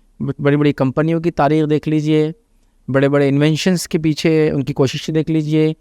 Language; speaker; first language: Urdu; native; Urdu